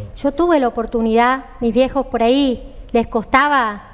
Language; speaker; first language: Spanish; native; Spanish